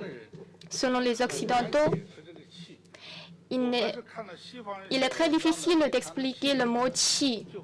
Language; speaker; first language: French; non-native, fluent; Chinese